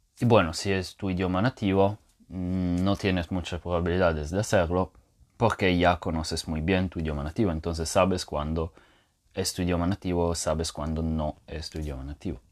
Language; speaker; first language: Spanish; non-native, fluent; Italian